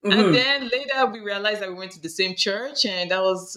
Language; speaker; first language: English; non-native, local second language; Yoruba